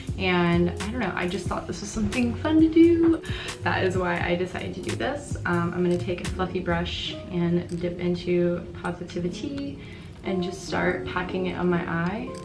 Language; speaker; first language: English; native; English